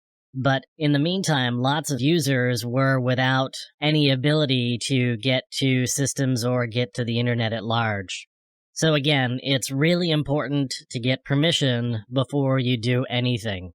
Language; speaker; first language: English; native; English